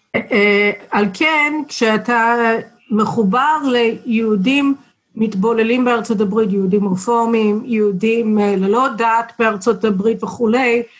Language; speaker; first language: Hebrew; non-native, fluent; English